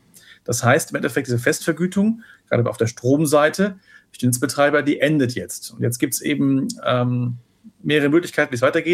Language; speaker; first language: German; native; German